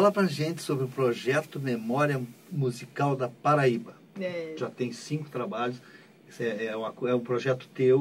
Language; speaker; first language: Portuguese; native; Portuguese